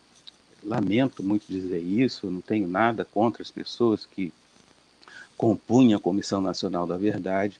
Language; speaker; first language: Portuguese; native; Portuguese